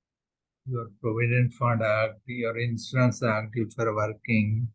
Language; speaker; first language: English; non-native, local second language; Odia